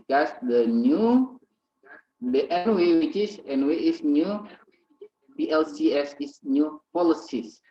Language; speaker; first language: English; non-native, learner; Indonesian